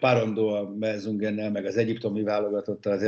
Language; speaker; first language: Hungarian; native; Hungarian